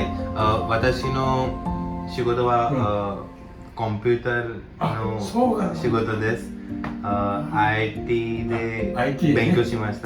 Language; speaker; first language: Japanese; non-native, learner; Hindi